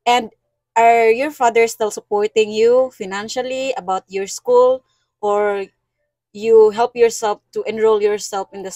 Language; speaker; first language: English; non-native, local second language; Cebuano